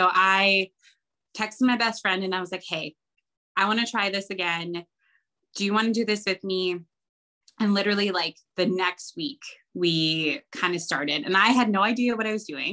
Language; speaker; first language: English; native; English